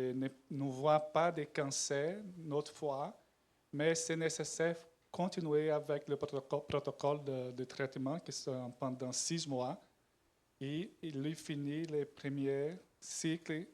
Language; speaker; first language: French; non-native, learner; Portuguese